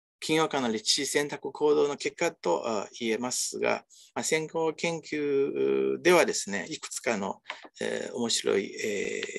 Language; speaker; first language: Japanese; non-native, fluent; Chinese